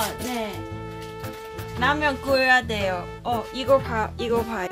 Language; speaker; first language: Korean; non-native, learner; Cantonese